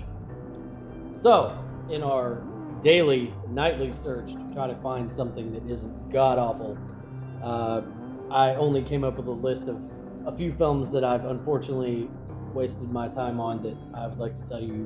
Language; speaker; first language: English; native; English